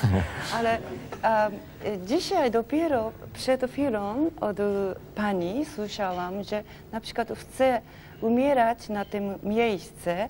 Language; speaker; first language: Polish; non-native, learner; Japanese